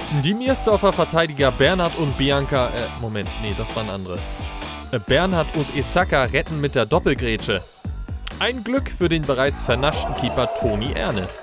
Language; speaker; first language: German; native; German